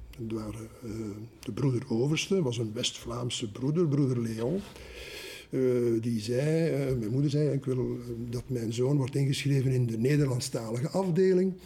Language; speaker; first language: Dutch; native; Dutch